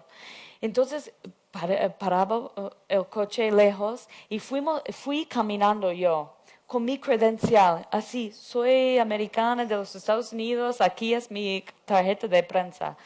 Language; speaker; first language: Spanish; non-native, fluent; English